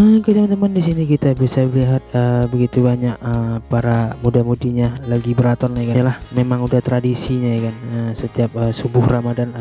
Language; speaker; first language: Indonesian; non-native, local second language; Malay